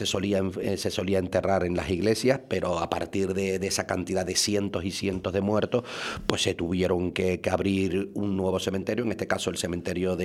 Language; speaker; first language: Spanish; native; Spanish